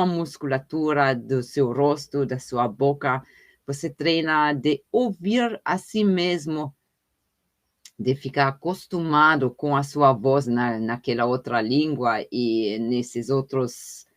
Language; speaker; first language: Portuguese; non-native, fluent; German